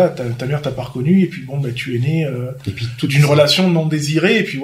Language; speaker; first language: French; native; French